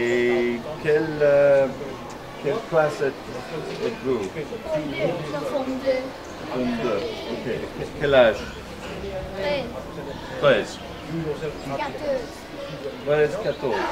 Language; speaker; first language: French; non-native, fluent; English